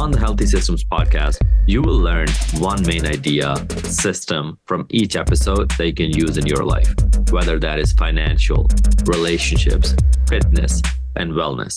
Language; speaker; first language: English; non-native, local second language; Punjabi